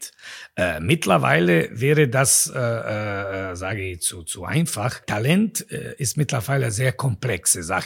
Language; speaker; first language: German; non-native, fluent; Bosnian